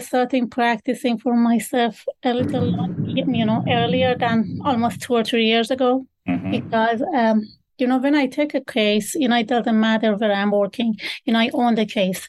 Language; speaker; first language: English; non-native, fluent; Persian